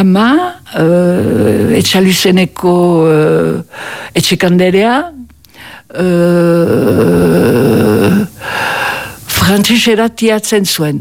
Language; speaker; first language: Basque; native; Basque